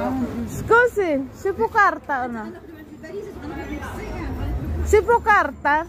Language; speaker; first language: Italian; non-native, learner; Filipino